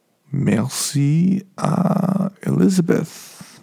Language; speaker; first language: French; non-native, learner; English